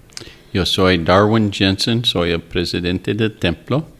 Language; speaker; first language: Spanish; non-native, fluent; English